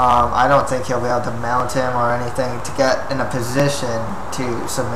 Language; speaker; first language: English; native; English